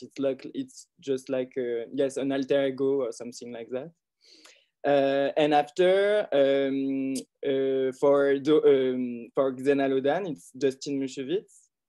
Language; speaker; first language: English; non-native, learner; French